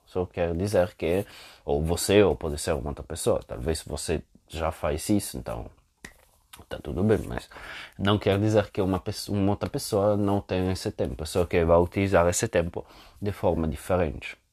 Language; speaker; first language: Portuguese; non-native, fluent; Italian